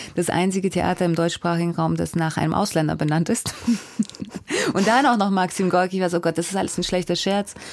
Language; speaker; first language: German; early bilingual, other home language; Russian